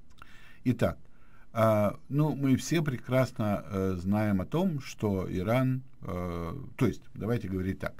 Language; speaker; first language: Russian; native; Russian